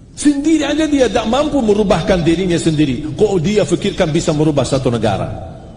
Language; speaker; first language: Malay; non-native, fluent; Arabic